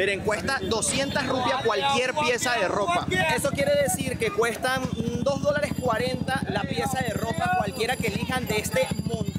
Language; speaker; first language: Spanish; native; Spanish